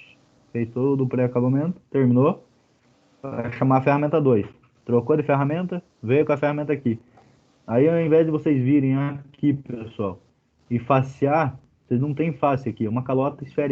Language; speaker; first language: Portuguese; native; Portuguese